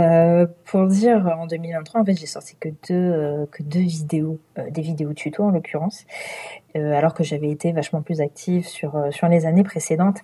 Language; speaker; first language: French; native; French